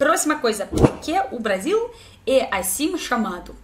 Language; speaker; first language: Portuguese; non-native, learner; Russian